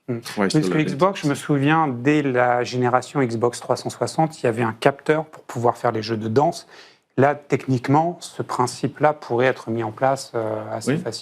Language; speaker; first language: French; native; French